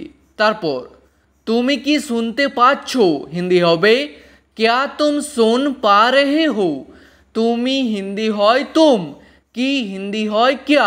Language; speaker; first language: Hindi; non-native, local second language; Bangla